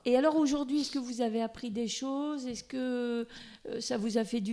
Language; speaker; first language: French; native; French